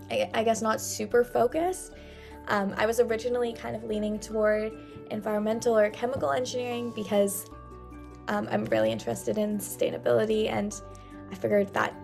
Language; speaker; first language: English; native; English